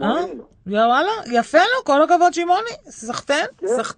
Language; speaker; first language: Hebrew; native; Hebrew